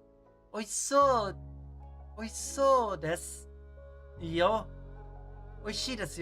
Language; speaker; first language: Japanese; non-native, learner; English